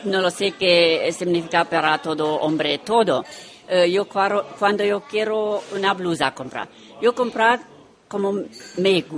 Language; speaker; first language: Spanish; non-native, learner; Romanian